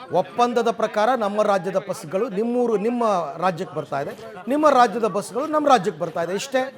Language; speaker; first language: Kannada; native; Kannada